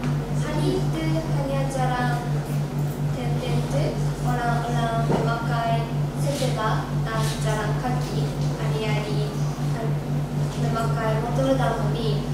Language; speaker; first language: Indonesian; non-native, learner; Japanese